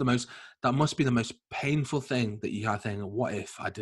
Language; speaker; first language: English; native; English